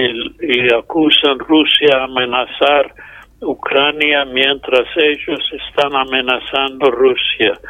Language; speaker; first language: Spanish; non-native, fluent; English